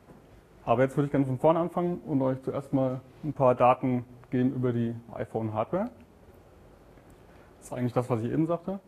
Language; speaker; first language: German; native; German